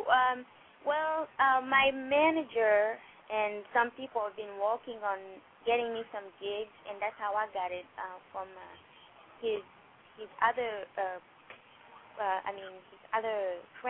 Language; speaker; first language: English; non-native, fluent; French